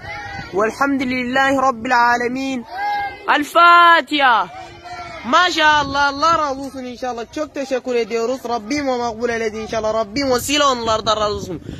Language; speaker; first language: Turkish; non-native, learner; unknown